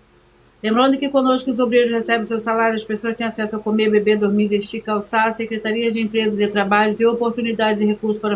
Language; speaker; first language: Portuguese; native; Portuguese